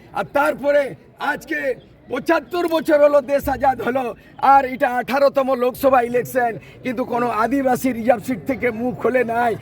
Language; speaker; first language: Bangla; non-native, local second language; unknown